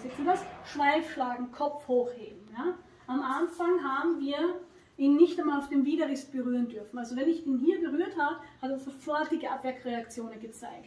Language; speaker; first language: German; native; German